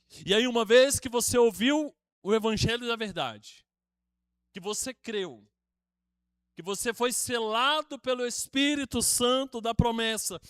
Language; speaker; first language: Portuguese; native; Portuguese